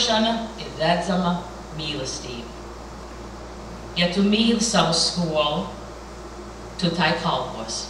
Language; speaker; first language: Latvian; early bilingual, heritage; Latvian